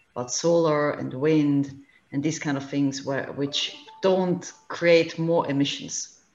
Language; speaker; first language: English; non-native, fluent; German